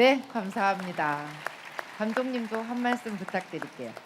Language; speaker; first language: Korean; native; Korean